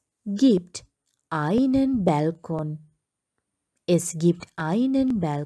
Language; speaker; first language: German; non-native, learner; Sinhala